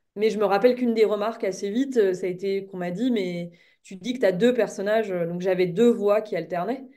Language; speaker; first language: French; native; French